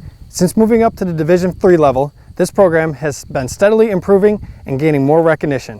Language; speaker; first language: English; native; English